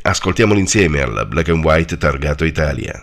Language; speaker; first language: Italian; native; Italian